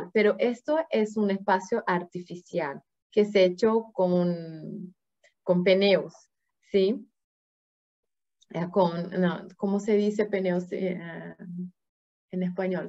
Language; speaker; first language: Spanish; non-native, fluent; Portuguese